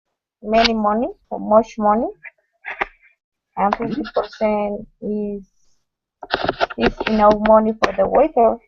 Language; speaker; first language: English; non-native, learner; Spanish